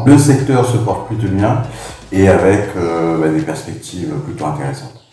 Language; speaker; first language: French; native; French